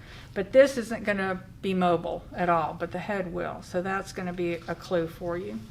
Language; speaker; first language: English; native; English